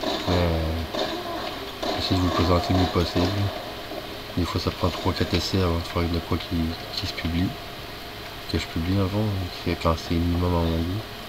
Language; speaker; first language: French; native; French